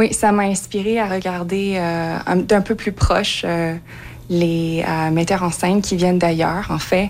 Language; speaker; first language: French; native; French